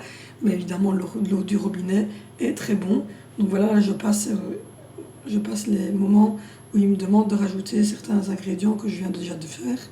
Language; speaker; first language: French; native; French